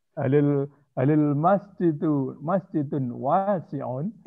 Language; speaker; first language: Arabic; non-native, learner; Indonesian